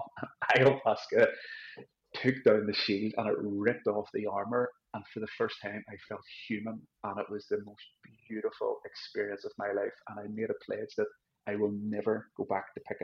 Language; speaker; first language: English; native; English